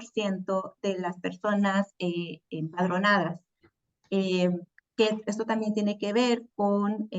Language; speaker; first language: Spanish; native; Spanish